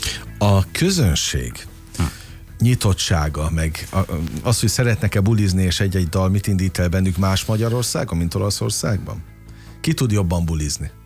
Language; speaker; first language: Hungarian; native; Hungarian